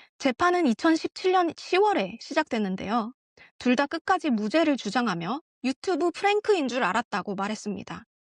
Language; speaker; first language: Korean; early bilingual, heritage; Korean